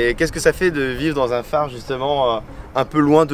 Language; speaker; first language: French; native; French